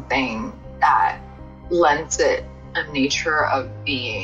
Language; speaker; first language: English; non-native, local second language; Cantonese